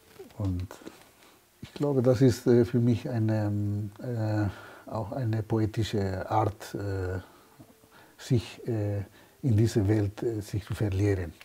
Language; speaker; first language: German; non-native, fluent; Spanish